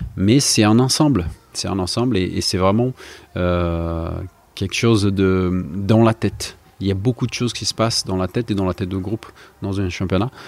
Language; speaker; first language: French; non-native, fluent; Portuguese